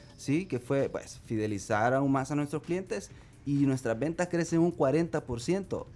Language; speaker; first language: Spanish; native; Spanish